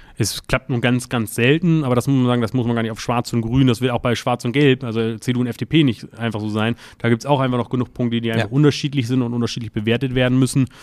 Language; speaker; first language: German; native; German